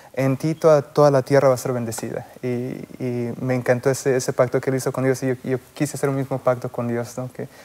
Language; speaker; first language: Spanish; native; Spanish